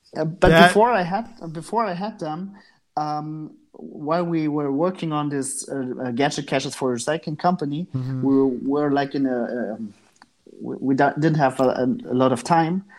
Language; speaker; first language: English; non-native, fluent; German